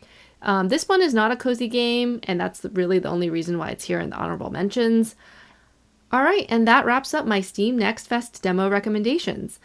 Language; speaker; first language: English; native; English